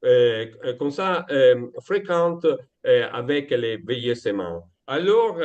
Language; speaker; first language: French; non-native, learner; Italian